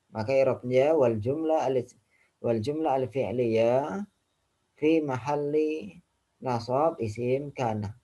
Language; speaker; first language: Arabic; non-native, fluent; Indonesian